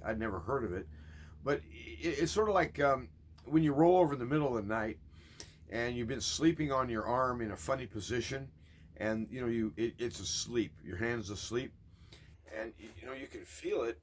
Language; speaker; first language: English; native; English